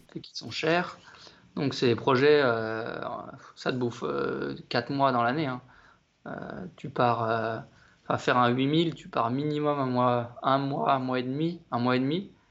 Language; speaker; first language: French; native; French